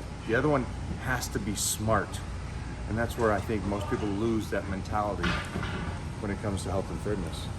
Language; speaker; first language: English; native; English